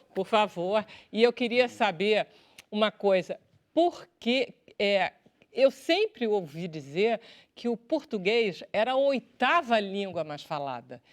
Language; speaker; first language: Portuguese; native; Portuguese